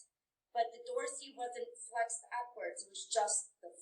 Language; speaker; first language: English; native; English